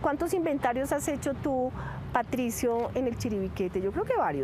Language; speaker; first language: Spanish; native; Spanish